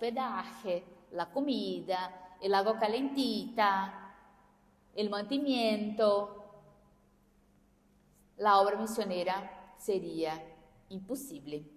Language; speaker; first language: Spanish; non-native, fluent; Portuguese